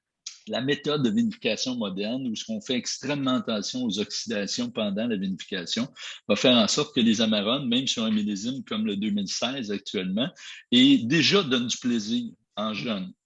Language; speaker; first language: French; native; French